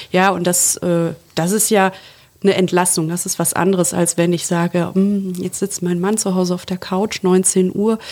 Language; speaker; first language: German; native; German